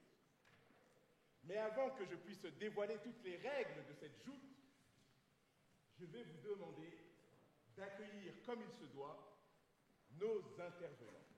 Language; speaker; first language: French; native; French